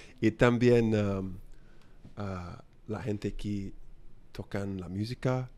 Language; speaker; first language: Spanish; non-native, learner; English